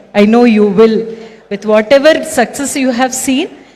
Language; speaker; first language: English; non-native, local second language; Telugu